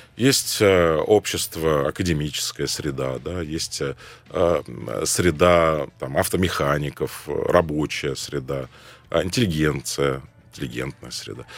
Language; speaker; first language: Russian; non-native, fluent; Arabic